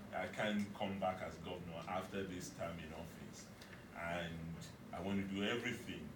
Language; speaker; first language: English; non-native, local second language; Yoruba